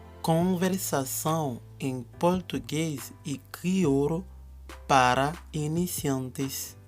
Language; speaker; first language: Portuguese; non-native, fluent; Haitian Creole